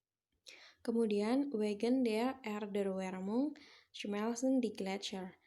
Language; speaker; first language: German; non-native, fluent; Indonesian